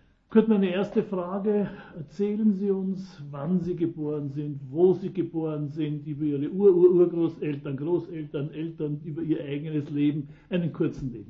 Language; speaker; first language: German; native; German